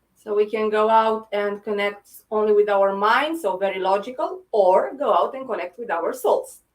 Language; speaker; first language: English; non-native, fluent; Romanian